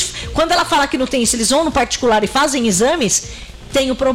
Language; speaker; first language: Portuguese; native; Portuguese